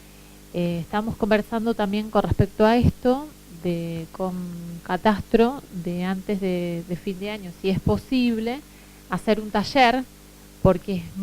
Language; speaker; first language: Spanish; native; Spanish